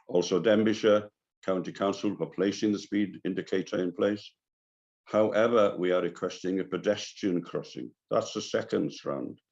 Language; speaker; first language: English; non-native, local second language; Welsh